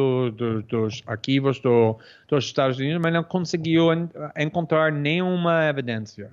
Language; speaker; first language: Portuguese; non-native, fluent; English